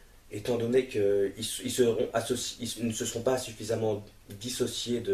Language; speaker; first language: French; native; French